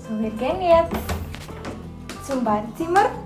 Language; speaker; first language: German; non-native, fluent; Indonesian